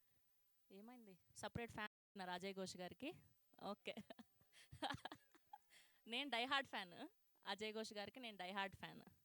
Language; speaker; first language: Telugu; native; Telugu